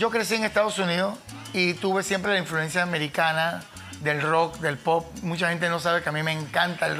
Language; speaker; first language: Spanish; native; Spanish